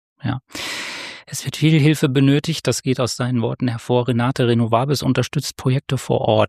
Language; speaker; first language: German; native; German